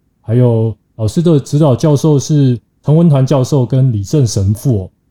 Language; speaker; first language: Chinese; native; Chinese